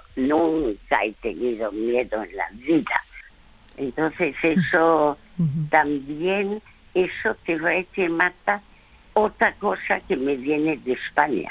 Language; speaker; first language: Spanish; early bilingual, other home language; French